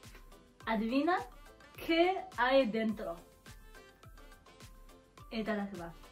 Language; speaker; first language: Spanish; non-native, learner; Japanese